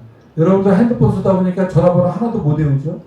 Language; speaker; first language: Korean; native; Korean